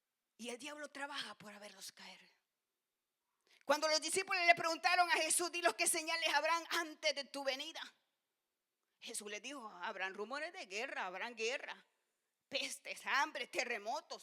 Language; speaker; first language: Spanish; native; Spanish